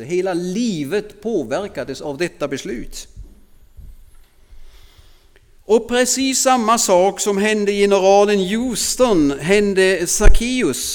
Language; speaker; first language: Swedish; non-native, fluent; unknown